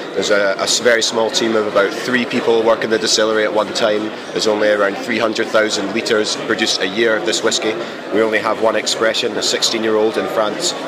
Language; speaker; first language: English; native; English